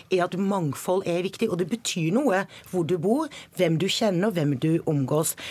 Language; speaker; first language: Norwegian; native; Norwegian